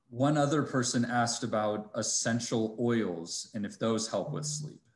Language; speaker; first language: English; native; English